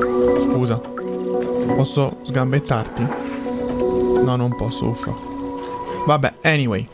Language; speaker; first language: Italian; native; Italian